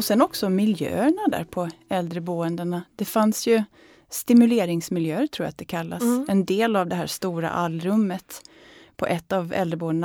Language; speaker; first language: Swedish; native; Swedish